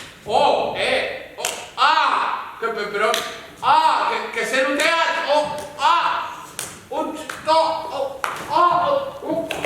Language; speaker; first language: French; non-native, learner; Spanish